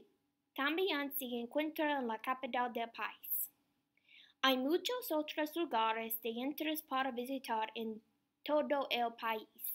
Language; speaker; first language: Spanish; non-native, learner; English